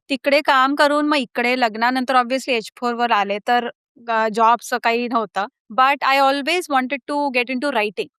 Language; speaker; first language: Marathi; early bilingual, heritage; Marathi